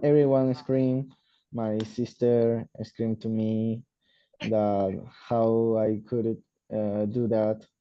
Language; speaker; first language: English; non-native, learner; Spanish